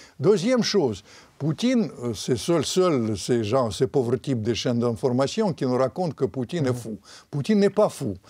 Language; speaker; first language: French; non-native, fluent; Russian